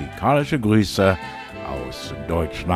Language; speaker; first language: German; early bilingual, heritage; English